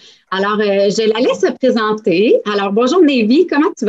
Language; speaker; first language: French; native; French